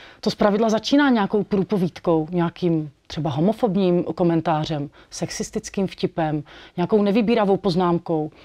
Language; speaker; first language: Czech; native; Czech